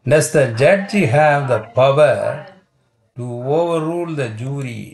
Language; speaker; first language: English; non-native, local second language; Tamil